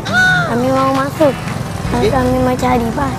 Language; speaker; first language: Indonesian; non-native, learner; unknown